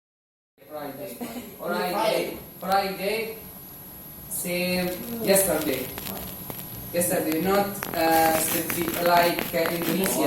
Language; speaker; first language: English; non-native, learner; Indonesian